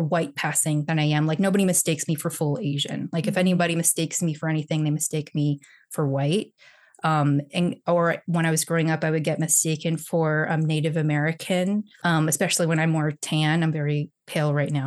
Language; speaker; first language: English; early bilingual, other home language; Chinese